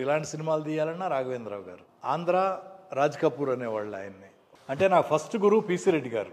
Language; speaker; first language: Telugu; native; Telugu